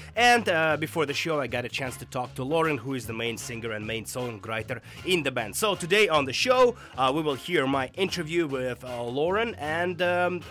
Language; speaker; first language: English; non-native, fluent; Russian